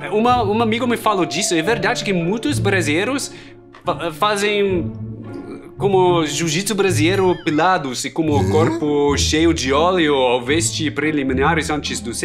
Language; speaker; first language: Portuguese; non-native, learner; German